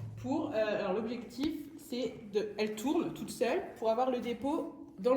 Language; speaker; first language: French; native; French